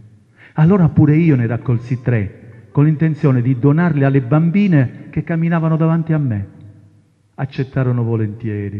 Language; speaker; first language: Italian; non-native, local second language; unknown